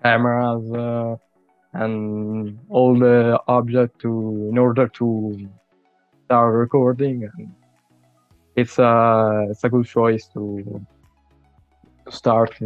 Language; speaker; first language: English; non-native, learner; Italian